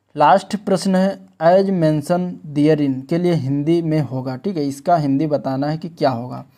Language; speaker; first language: Hindi; native; Hindi